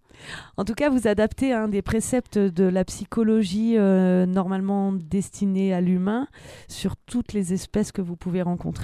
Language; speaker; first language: French; native; French